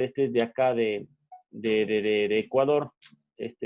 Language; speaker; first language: Spanish; native; Spanish